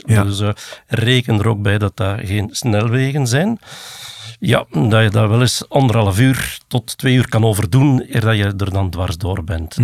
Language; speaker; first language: Dutch; native; Dutch